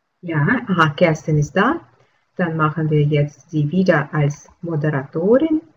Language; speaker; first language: German; non-native, fluent; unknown